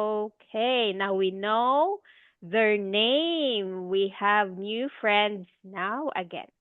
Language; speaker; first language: English; non-native, fluent; Filipino